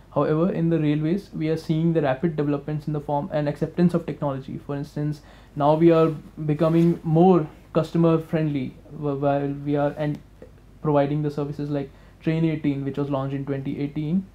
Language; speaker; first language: English; non-native, local second language; Hindi